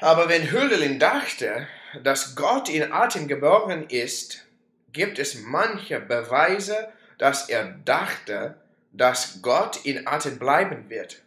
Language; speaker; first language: German; non-native, learner; English